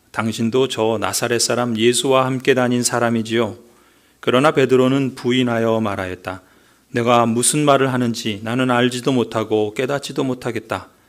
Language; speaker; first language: Korean; native; Korean